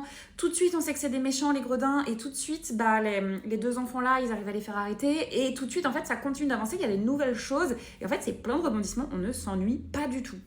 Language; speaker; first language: French; native; French